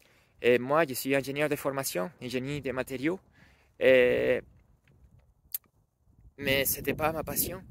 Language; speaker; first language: French; non-native, learner; Spanish